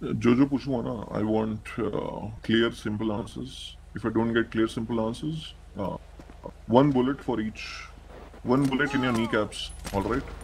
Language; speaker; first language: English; non-native, local second language; Hindi